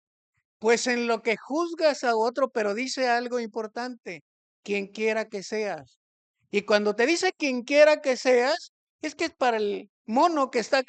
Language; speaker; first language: Spanish; native; Spanish